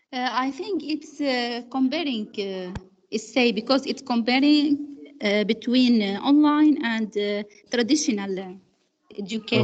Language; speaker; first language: English; non-native, learner; Arabic